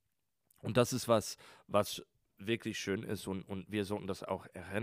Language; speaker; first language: German; non-native, learner; English